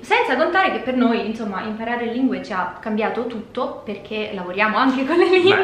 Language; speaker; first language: Italian; native; Italian